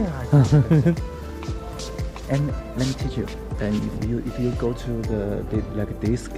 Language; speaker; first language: English; non-native, learner; Chinese